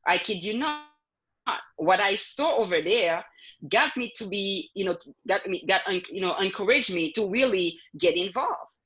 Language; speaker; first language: English; non-native, fluent; Haitian Creole